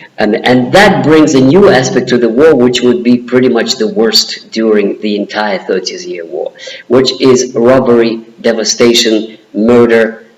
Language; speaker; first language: English; non-native, fluent; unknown